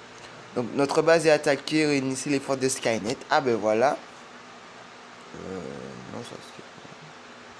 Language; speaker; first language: French; native; French